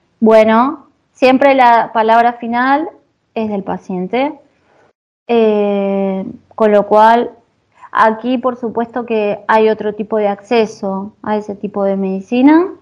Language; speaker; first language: Spanish; native; Spanish